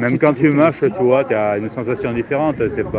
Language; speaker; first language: French; native; French